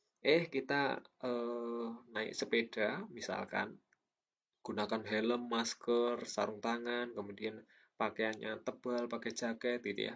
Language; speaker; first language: Indonesian; native; Indonesian